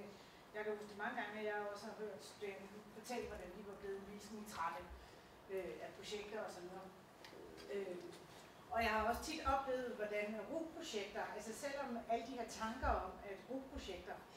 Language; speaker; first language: Danish; native; Danish